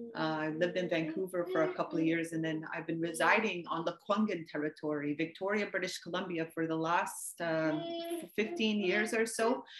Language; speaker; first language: English; native; English